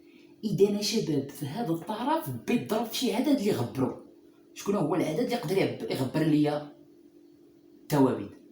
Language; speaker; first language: Arabic; native; Arabic